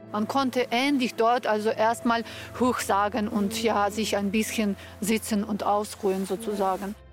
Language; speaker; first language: German; non-native, fluent; Ukrainian